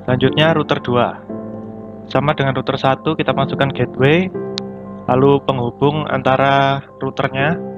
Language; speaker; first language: Indonesian; native; Indonesian